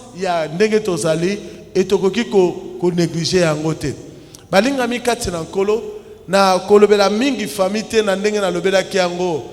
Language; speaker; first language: Lingala; native; Lingala